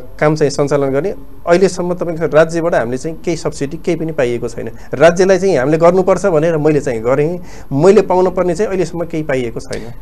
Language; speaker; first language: Nepali; native; Nepali